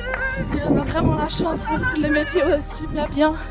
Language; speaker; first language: French; non-native, fluent; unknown